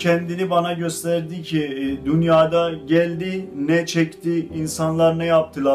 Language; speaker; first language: Turkish; non-native, fluent; Azerbaijani